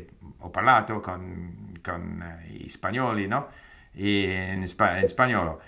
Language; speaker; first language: Italian; non-native, fluent; English